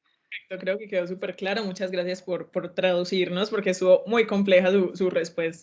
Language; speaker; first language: Spanish; native; Spanish